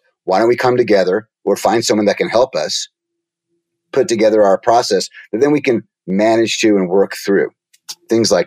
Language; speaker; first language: English; native; English